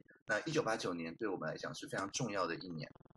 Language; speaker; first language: Chinese; native; Chinese